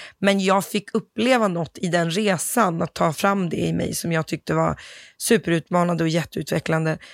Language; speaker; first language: Swedish; early bilingual, other home language; English